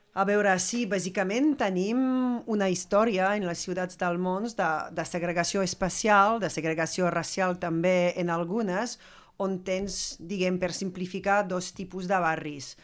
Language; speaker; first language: Catalan; non-native, fluent; French